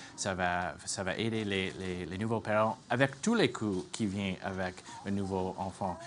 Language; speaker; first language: French; non-native, fluent; English